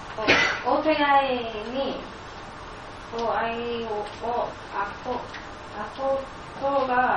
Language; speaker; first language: Japanese; non-native, learner; English